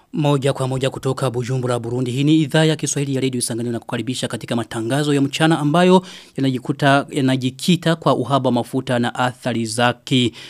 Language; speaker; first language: Swahili; non-native, local second language; Rundi